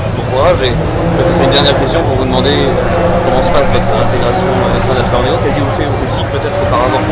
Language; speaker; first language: French; native; French